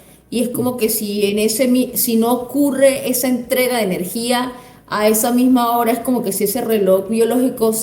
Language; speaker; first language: Spanish; native; Spanish